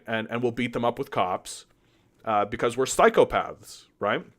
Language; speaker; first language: English; native; English